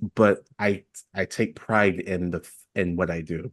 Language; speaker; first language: English; native; English